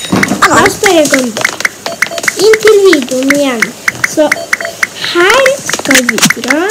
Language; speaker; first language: Norwegian; non-native, learner; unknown